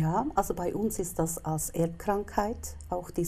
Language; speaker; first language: German; native; German